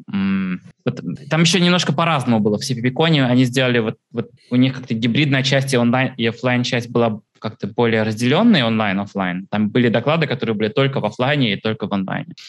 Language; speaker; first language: Russian; early bilingual, heritage; Russian